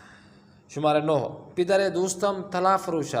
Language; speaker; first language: Persian; non-native, fluent; Urdu